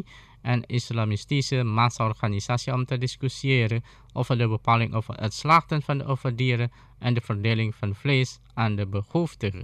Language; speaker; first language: Dutch; non-native, fluent; Indonesian